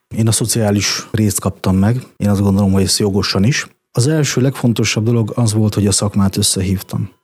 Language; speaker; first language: Hungarian; native; Hungarian